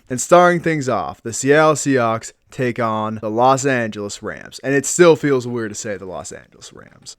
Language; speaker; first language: English; native; English